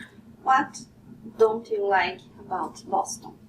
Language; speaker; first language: English; non-native, learner; Portuguese